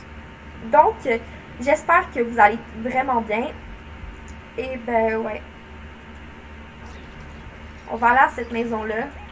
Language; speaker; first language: French; native; French